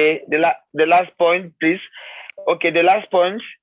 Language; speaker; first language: English; non-native, learner; French